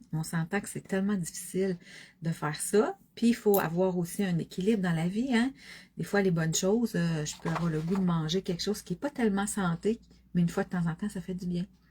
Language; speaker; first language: French; native; French